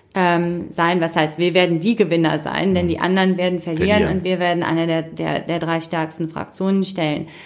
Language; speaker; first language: German; native; German